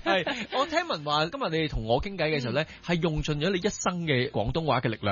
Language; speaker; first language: Cantonese; native; Cantonese